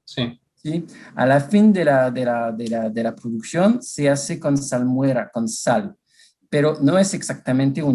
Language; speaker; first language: Spanish; non-native, fluent; French